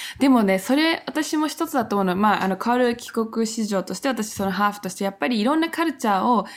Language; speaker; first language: Japanese; early bilingual, heritage; Japanese